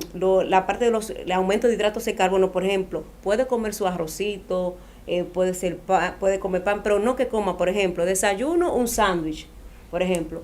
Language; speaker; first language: Spanish; native; Spanish